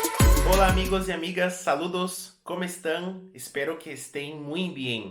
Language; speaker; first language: Spanish; non-native, fluent; Portuguese